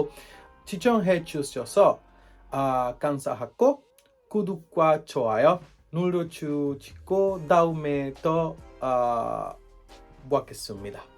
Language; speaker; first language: Korean; non-native, learner; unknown